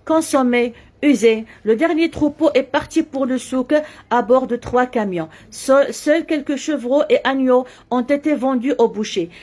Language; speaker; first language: French; non-native, local second language; Arabic